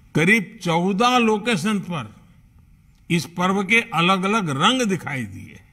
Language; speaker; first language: Hindi; non-native, local second language; Gujarati